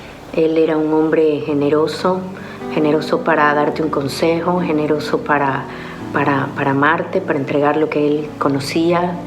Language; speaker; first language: Spanish; native; Spanish